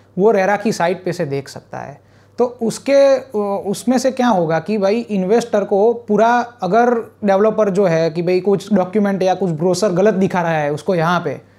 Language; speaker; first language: Hindi; non-native, local second language; Gujarati